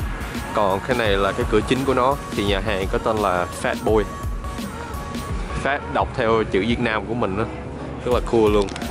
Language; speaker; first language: Vietnamese; early bilingual, other home language; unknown